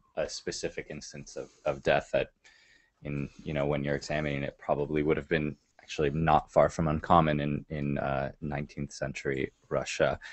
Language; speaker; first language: English; native; English